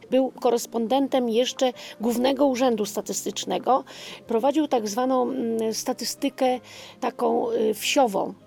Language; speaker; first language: Polish; native; Polish